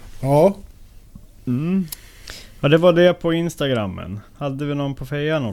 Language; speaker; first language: Swedish; native; Swedish